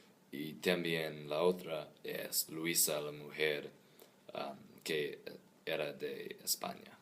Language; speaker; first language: Spanish; non-native, learner; English